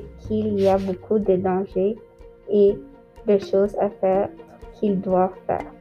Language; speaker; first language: French; non-native, local second language; English